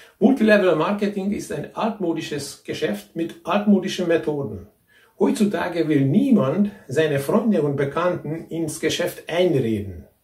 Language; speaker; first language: German; non-native, fluent; Hungarian